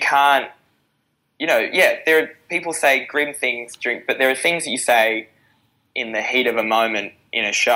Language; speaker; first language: English; native; English